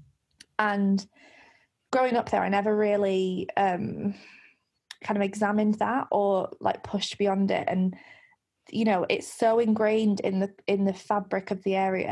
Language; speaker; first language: English; native; English